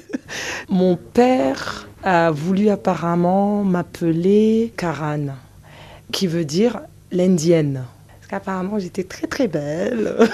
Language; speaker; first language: French; non-native, local second language; Comorian